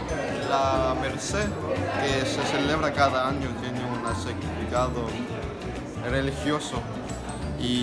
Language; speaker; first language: Spanish; non-native, learner; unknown